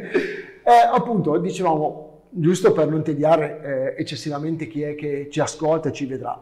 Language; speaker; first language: Italian; native; Italian